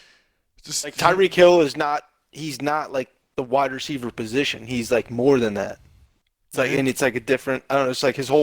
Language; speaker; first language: English; native; English